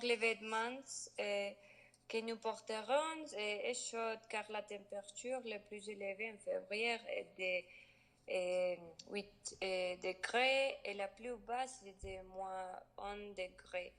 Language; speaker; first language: French; non-native, learner; Spanish